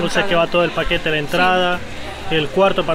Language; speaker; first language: Spanish; native; Spanish